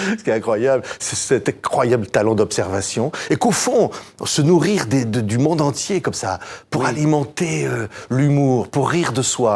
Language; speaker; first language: French; native; French